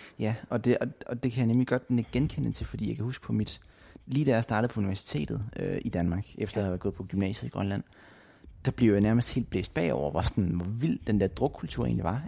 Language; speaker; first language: Danish; native; Danish